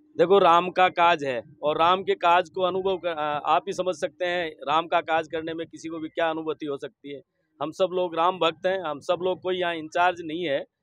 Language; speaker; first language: Hindi; native; Hindi